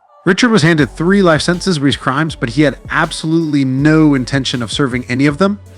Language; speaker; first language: English; native; English